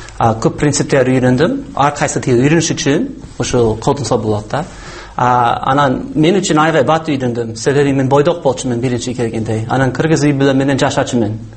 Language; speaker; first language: Kyrgyz; non-native, fluent; English